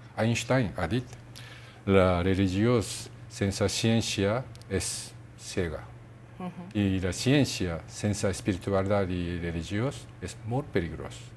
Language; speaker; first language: Catalan; non-native, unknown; Japanese